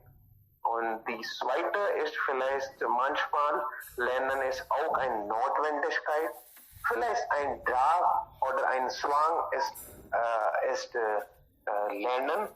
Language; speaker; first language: German; non-native, learner; Hindi